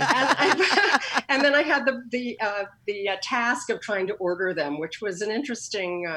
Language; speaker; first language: English; native; English